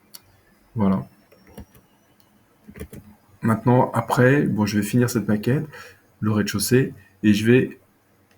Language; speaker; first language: French; native; French